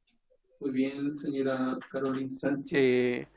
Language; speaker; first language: Spanish; native; Spanish